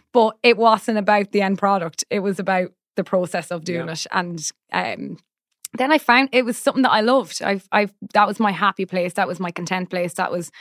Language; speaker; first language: English; native; English